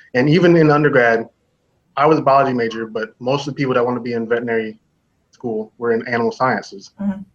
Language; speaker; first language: English; native; English